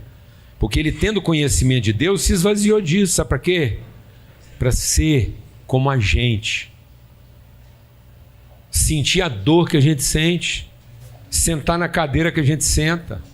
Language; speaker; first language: Portuguese; native; Portuguese